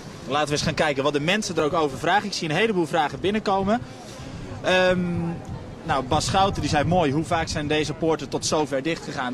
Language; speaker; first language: Dutch; native; Dutch